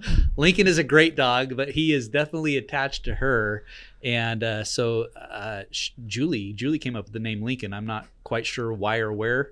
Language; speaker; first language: English; native; English